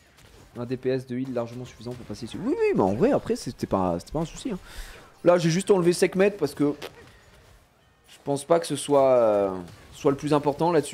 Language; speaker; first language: French; native; French